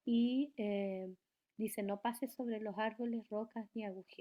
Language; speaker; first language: Spanish; native; Spanish